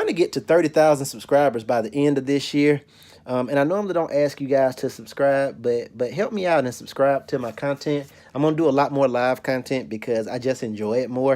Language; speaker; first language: English; native; English